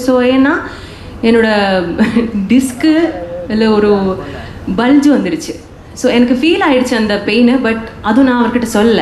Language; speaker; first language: Tamil; non-native, learner; Malayalam